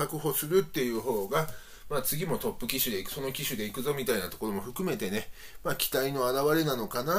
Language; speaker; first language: Japanese; native; Japanese